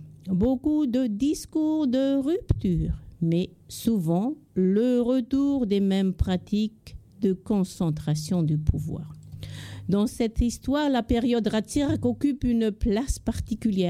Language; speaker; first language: French; non-native, local second language; Malagasy